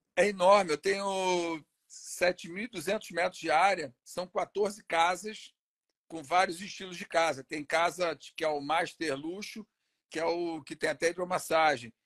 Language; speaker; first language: Portuguese; native; Portuguese